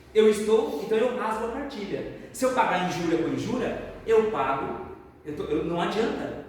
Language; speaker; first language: Portuguese; native; Portuguese